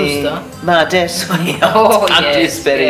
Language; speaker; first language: Italian; non-native, learner; English